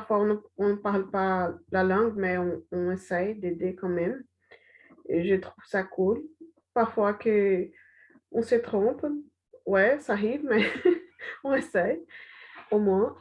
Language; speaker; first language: French; non-native, learner; Portuguese